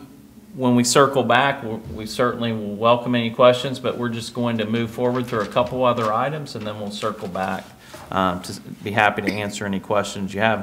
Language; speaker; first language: English; native; English